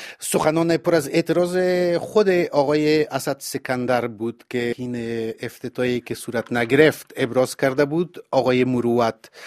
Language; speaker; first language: Persian; native; Persian